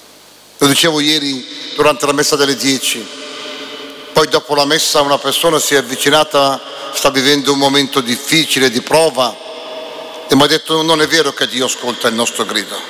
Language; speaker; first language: Italian; native; Italian